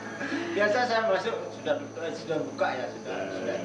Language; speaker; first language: Indonesian; non-native, local second language; Balinese